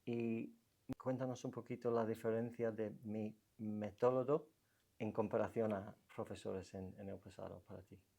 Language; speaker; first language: Spanish; non-native, fluent; English